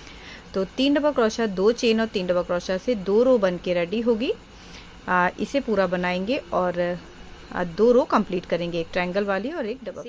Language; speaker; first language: Hindi; native; Hindi